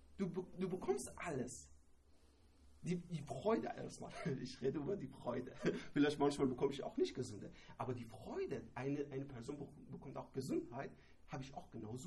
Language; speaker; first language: German; non-native, learner; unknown